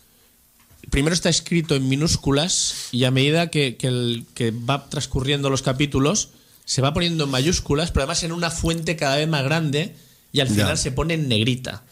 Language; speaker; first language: Spanish; native; Spanish